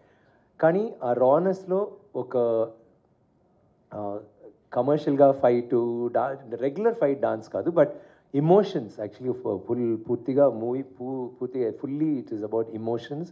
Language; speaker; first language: Telugu; non-native, learner; Tamil